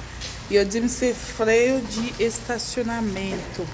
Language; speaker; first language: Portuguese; non-native, learner; Haitian Creole